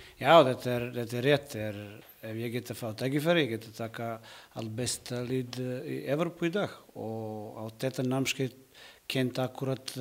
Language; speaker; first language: Icelandic; non-native, learner; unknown